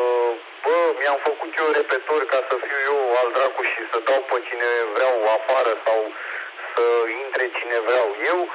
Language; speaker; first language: Romanian; native; Romanian